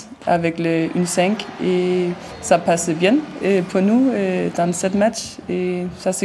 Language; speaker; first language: French; non-native, learner; Danish